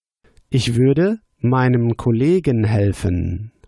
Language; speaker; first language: German; non-native, fluent; English